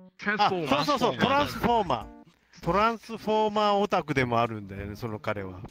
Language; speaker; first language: Japanese; native; Japanese